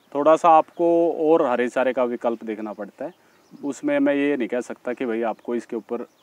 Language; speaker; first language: Hindi; native; Hindi